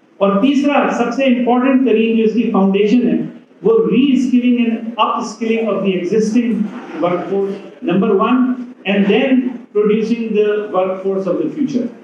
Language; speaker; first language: Urdu; native; Urdu